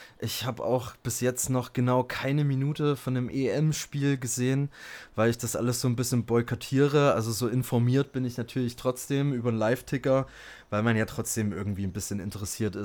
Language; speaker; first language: German; native; German